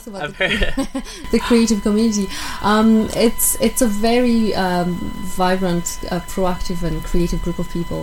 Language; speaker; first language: English; non-native, fluent; Polish